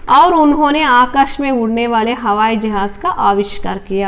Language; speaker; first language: Hindi; non-native, local second language; Telugu